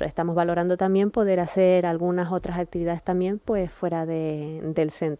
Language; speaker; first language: Spanish; native; Spanish